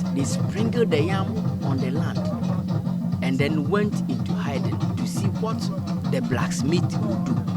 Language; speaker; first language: English; non-native, local second language; Akan